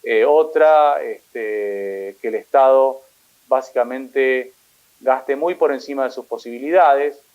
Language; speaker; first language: Spanish; native; Spanish